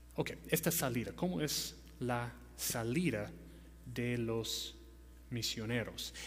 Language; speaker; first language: Spanish; non-native, fluent; English